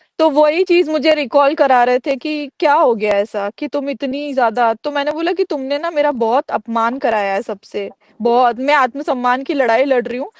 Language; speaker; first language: Hindi; native; Hindi